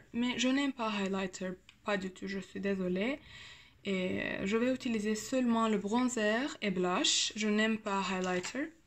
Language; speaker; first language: French; non-native, learner; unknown